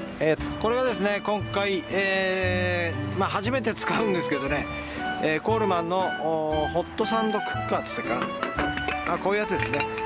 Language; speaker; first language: Japanese; native; Japanese